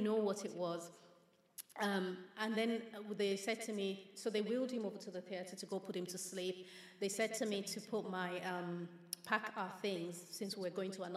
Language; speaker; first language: English; non-native, local second language; Yoruba